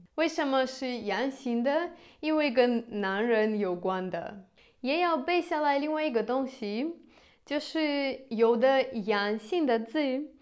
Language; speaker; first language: Chinese; non-native, fluent; Russian